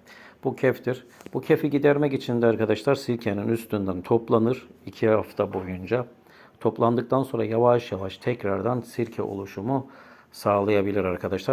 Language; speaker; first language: Turkish; native; Turkish